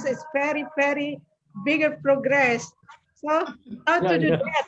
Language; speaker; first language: English; non-native, learner; Indonesian